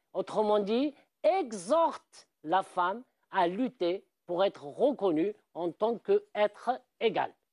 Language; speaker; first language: French; non-native, local second language; Arabic